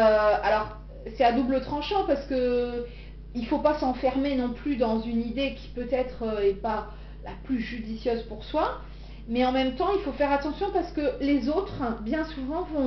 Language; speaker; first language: French; native; French